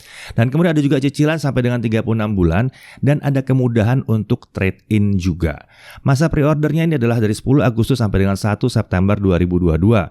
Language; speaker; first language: Indonesian; native; Indonesian